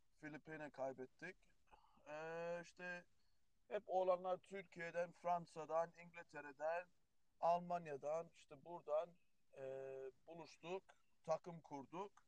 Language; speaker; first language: Turkish; early bilingual, heritage; Turkish